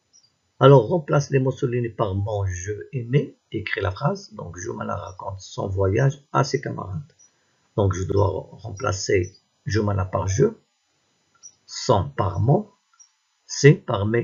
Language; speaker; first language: French; non-native, local second language; Arabic